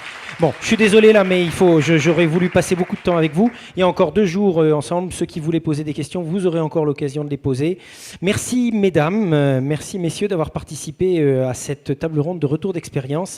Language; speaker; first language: French; native; French